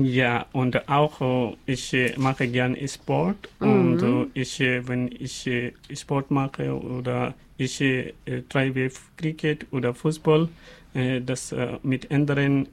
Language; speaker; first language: German; non-native, learner; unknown